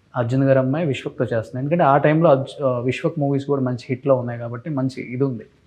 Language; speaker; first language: Telugu; native; Telugu